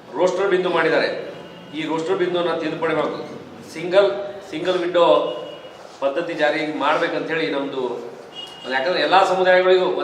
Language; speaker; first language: Kannada; non-native, local second language; Lambadi